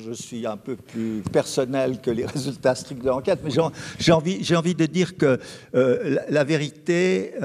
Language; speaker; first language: French; native; French